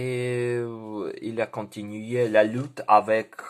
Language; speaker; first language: French; non-native, learner; Ukrainian